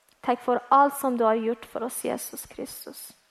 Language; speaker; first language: Swedish; early bilingual, other home language; Persian